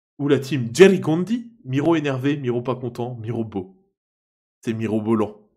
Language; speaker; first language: French; native; French